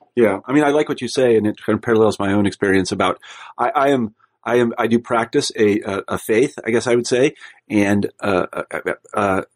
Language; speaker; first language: English; native; English